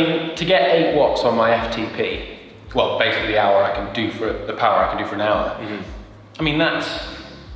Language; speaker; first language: English; native; English